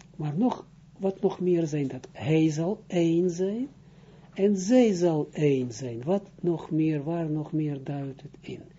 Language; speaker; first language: Dutch; non-native, fluent; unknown